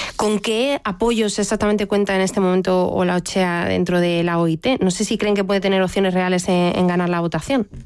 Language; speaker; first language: Spanish; native; Spanish